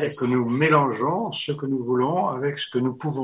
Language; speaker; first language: French; native; French